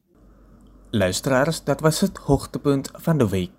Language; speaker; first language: Dutch; non-native, fluent; Indonesian